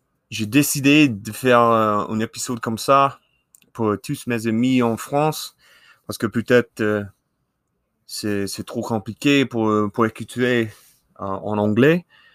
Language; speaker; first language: French; non-native, learner; English